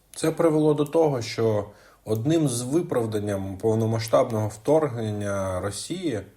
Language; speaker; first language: Ukrainian; non-native, local second language; Russian